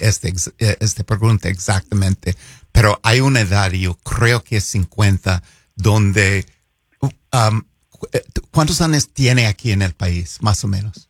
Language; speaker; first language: Spanish; non-native, fluent; English